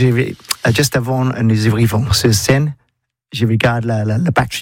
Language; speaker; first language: French; non-native, learner; English